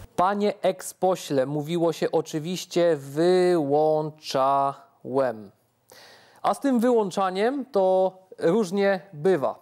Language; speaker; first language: Polish; native; Polish